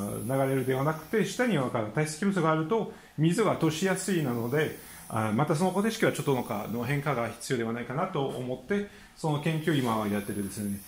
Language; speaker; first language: Japanese; non-native, fluent; French